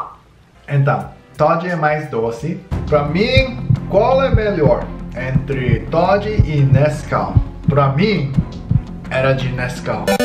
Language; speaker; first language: Portuguese; non-native, learner; English